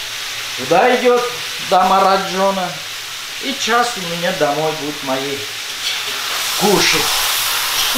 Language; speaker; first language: Russian; non-native, fluent; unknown